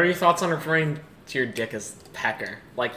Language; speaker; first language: English; native; English